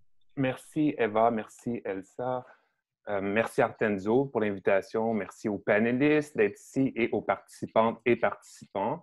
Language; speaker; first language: French; native; French